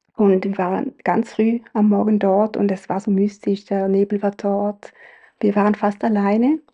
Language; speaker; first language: German; native; German